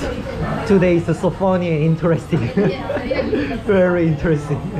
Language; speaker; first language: English; non-native, learner; Korean